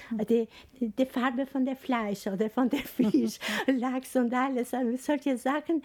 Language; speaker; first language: German; non-native, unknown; Albanian